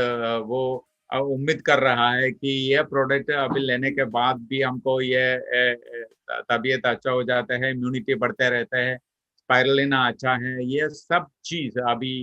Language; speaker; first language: Hindi; non-native, local second language; Malayalam